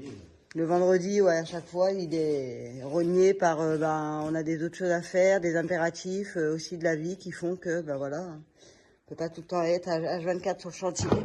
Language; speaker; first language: French; native; French